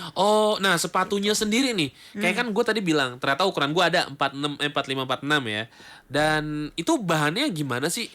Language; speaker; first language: Indonesian; native; Indonesian